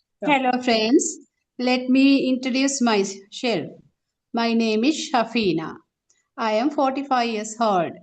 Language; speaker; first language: English; non-native, learner; Tamil